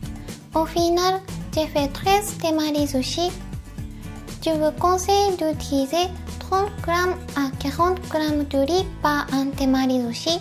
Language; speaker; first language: French; non-native, fluent; Japanese